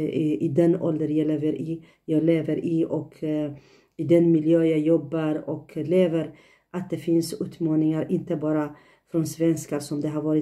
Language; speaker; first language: Swedish; non-native, fluent; Tigrinya